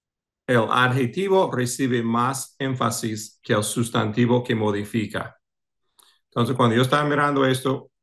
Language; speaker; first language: Spanish; non-native, fluent; English